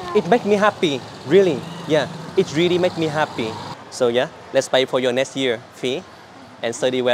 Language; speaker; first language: English; non-native, learner; Vietnamese